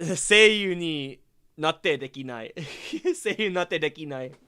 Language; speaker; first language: Japanese; non-native, learner; English